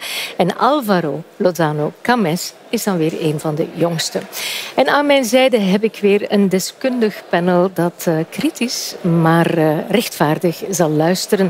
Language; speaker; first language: Dutch; native; Dutch